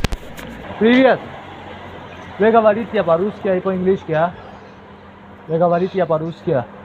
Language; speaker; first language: Russian; non-native, learner; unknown